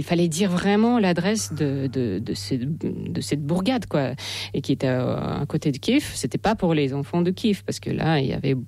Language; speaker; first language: French; non-native, fluent; Russian